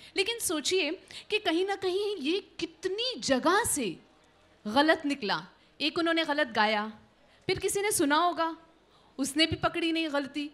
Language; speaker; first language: Hindi; native; Hindi